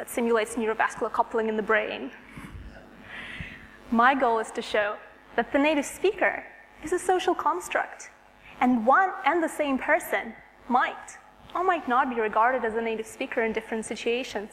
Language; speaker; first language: English; non-native, fluent; Russian